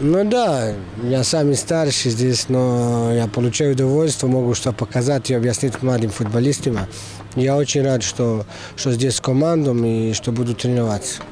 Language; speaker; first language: Russian; non-native, learner; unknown